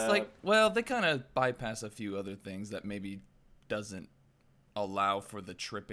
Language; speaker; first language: English; native; English